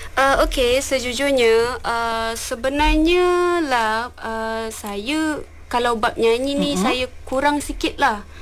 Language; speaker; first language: Malay; non-native, local second language; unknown